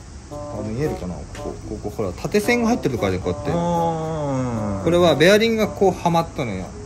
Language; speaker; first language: Japanese; native; Japanese